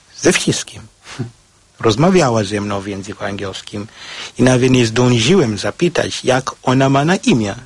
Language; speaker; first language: Polish; non-native, fluent; Shona